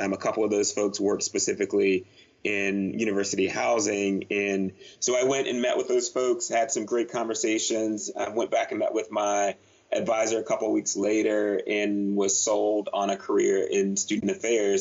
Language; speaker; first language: English; native; English